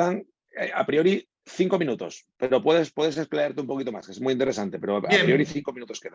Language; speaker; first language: Spanish; native; Spanish